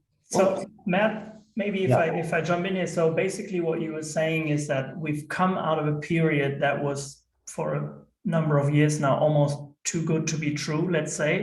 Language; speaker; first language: English; non-native, fluent; German